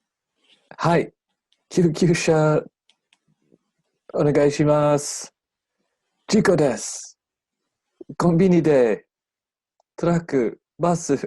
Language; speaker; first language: Japanese; non-native, learner; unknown